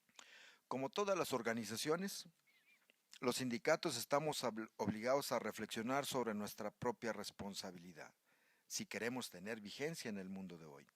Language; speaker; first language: Spanish; native; Spanish